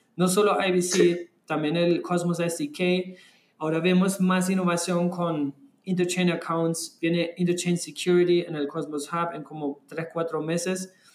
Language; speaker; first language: Spanish; non-native, fluent; German